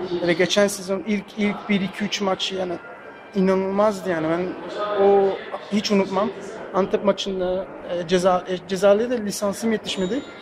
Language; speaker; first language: Turkish; early bilingual, heritage; Turkish